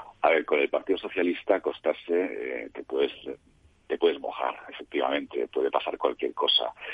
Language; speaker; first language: Spanish; non-native, local second language; Catalan